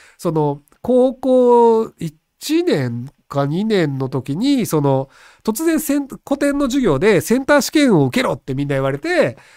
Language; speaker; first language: Japanese; native; Japanese